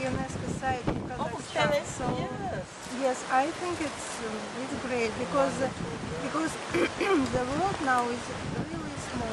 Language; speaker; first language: English; non-native, fluent; Russian